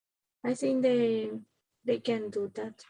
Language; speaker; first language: English; non-native, learner; Spanish